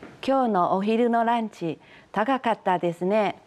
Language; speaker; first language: Japanese; non-native, fluent; Chinese